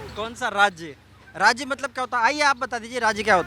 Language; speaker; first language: Hindi; native; Hindi